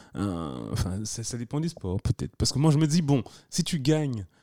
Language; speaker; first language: French; native; French